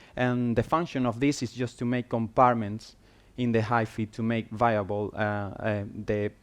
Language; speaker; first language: English; non-native, fluent; Spanish